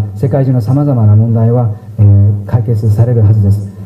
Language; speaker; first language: Japanese; native; Japanese